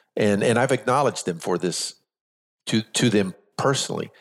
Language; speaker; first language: English; native; English